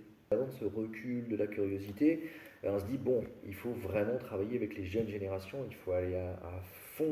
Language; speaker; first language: French; native; French